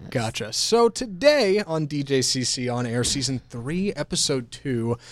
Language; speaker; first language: English; native; English